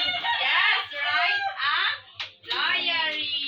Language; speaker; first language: English; non-native, local second language; Cebuano